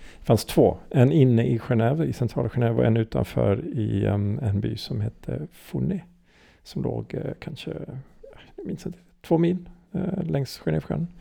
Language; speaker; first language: Swedish; early bilingual, heritage; Swedish